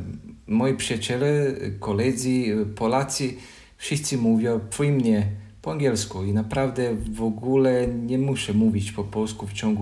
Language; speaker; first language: Polish; non-native, learner; Croatian